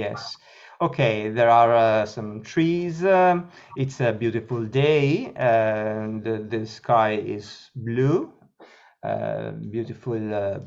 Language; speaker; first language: English; non-native, learner; Italian